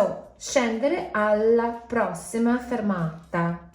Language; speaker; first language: Italian; non-native, fluent; English